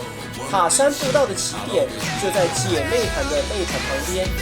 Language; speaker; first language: Chinese; native; Chinese